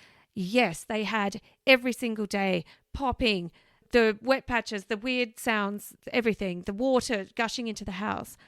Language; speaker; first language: English; native; English